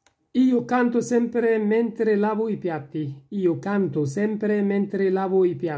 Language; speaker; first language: Italian; non-native, fluent; Persian